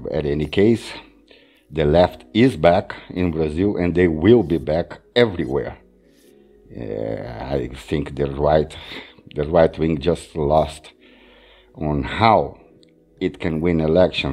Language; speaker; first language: English; non-native, fluent; Portuguese